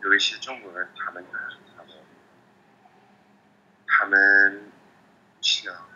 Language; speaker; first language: Chinese; non-native, learner; English